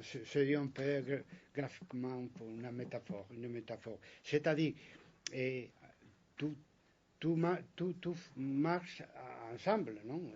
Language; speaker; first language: French; non-native, fluent; Spanish